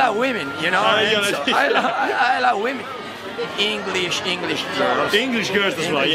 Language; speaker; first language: English; non-native, learner; Italian